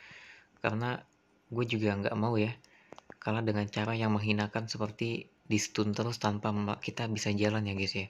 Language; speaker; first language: Indonesian; native; Indonesian